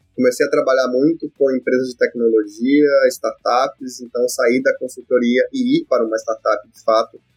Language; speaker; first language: Portuguese; native; Portuguese